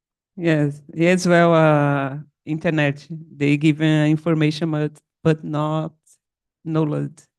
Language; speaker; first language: English; non-native, learner; Portuguese